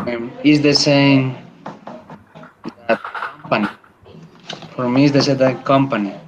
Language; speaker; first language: English; non-native, learner; Spanish